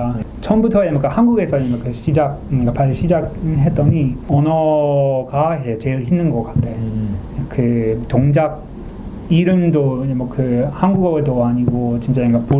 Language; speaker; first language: Korean; non-native, learner; English